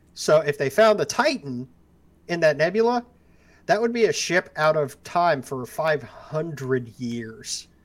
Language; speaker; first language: English; native; English